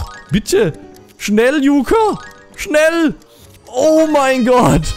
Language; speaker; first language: German; native; German